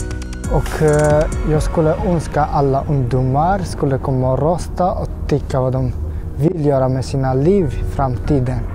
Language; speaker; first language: Swedish; early bilingual, other home language; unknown